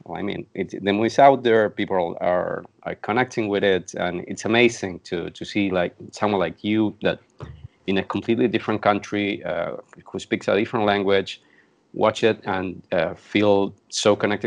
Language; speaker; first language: English; non-native, fluent; Spanish